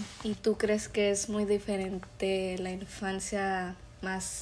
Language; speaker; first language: Spanish; early bilingual, heritage; Spanish